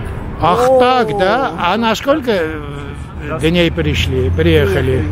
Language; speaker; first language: Russian; non-native, fluent; Armenian